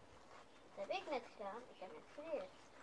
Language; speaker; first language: Dutch; early bilingual, other home language; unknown